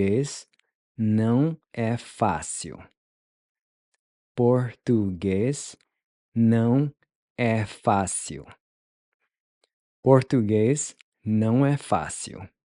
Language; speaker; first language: Portuguese; non-native, fluent; English